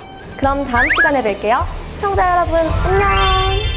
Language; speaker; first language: Korean; native; Korean